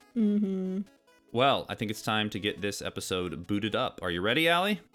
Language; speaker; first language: English; native; English